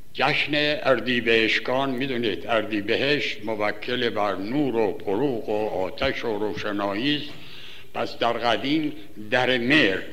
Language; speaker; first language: Persian; native; Persian